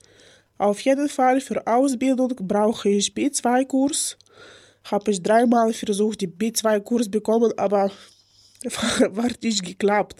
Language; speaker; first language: German; non-native, learner; Ukrainian